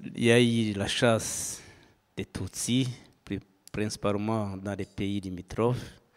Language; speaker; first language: French; non-native, local second language; Kinyarwanda